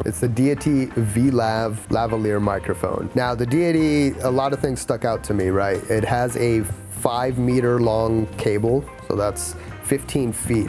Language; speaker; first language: English; native; English